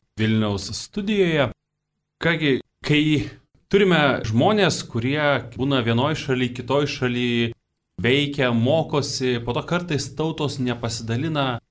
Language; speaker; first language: Lithuanian; native; Lithuanian